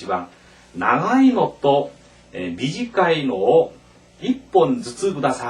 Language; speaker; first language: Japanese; non-native, fluent; Korean